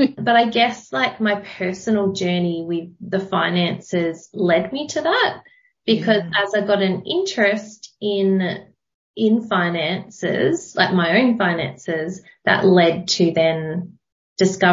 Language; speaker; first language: English; native; English